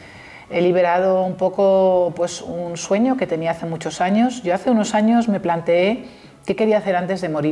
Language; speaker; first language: Spanish; native; Spanish